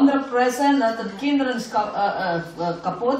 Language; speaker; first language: Dutch; non-native, fluent; Indonesian